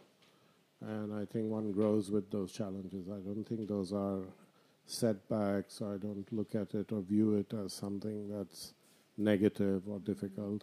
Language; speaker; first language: English; non-native, local second language; Bangla